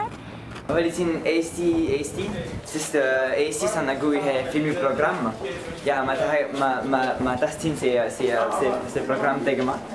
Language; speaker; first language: German; non-native, local second language; French